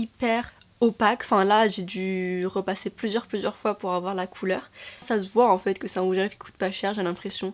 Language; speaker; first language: French; native; French